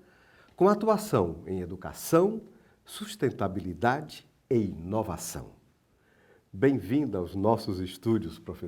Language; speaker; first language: Portuguese; native; Portuguese